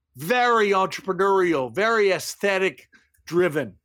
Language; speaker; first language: English; native; English